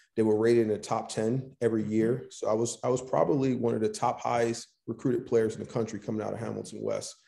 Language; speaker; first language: English; native; English